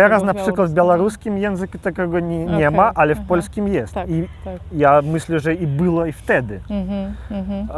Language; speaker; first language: Polish; non-native, local second language; Belarusian